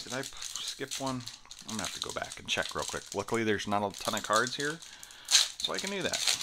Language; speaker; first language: English; native; English